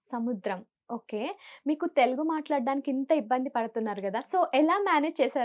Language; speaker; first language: Telugu; native; Telugu